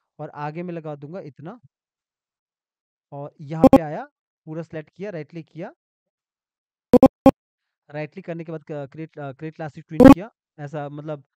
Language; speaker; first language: Hindi; native; Hindi